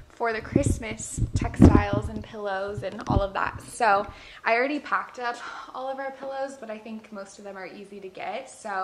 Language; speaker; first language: English; native; English